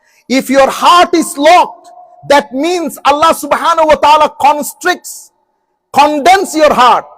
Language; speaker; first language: English; non-native, local second language; Bangla